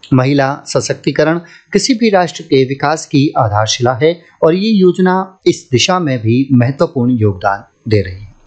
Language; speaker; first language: Hindi; native; Hindi